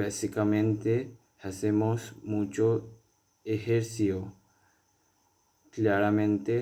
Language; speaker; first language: Spanish; non-native, learner; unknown